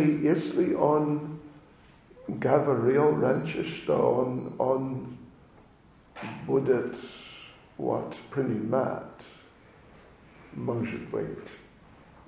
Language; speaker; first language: Russian; non-native, learner; English